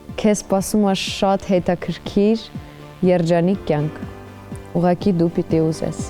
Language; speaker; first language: Armenian; early bilingual, heritage; Armenian